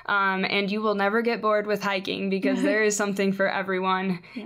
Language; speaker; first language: English; native; English